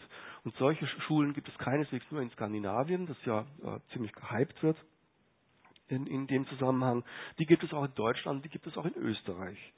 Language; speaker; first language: German; native; German